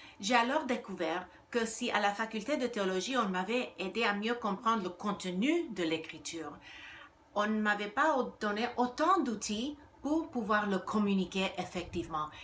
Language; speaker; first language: French; non-native, fluent; Spanish